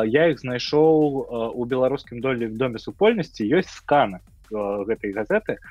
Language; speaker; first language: Belarusian; non-native, local second language; Russian